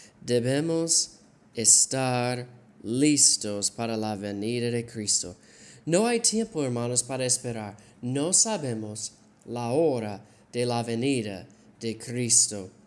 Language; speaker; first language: Spanish; non-native, learner; English